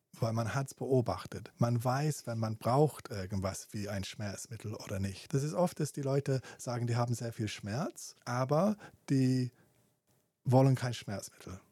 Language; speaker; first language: German; non-native, fluent; English